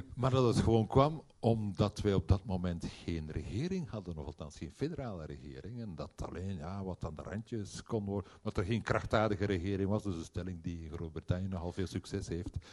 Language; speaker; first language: Dutch; native; Dutch